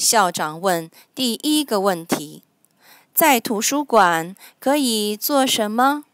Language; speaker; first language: Chinese; non-native, learner; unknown